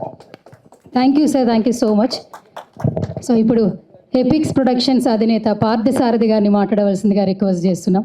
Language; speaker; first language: Telugu; native; Telugu